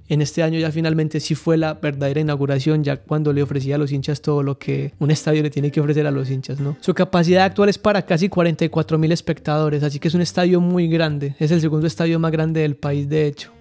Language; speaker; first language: Spanish; native; Spanish